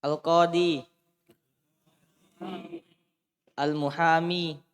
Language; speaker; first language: Arabic; non-native, learner; Indonesian